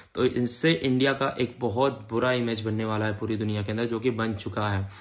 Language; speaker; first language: Hindi; native; Hindi